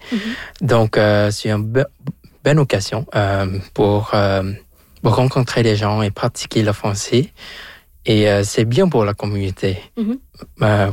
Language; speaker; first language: French; non-native, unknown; Vietnamese